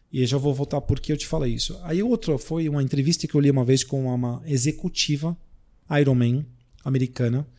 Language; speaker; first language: Portuguese; non-native, fluent; Dutch